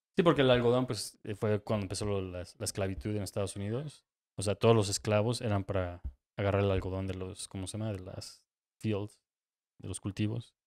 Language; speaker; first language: Spanish; native; Spanish